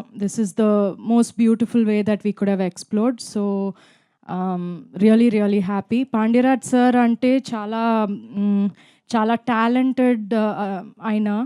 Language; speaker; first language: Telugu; non-native, fluent; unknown